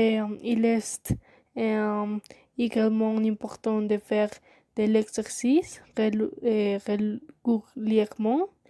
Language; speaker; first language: French; non-native, learner; Spanish